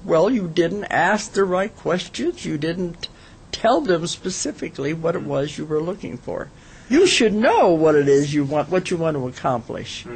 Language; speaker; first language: English; native; English